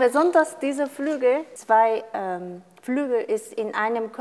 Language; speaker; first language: German; non-native, fluent; Korean